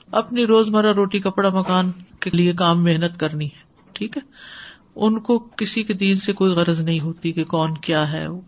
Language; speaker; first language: Urdu; native; Urdu